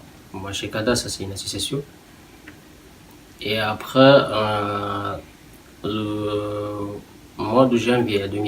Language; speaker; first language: French; non-native, learner; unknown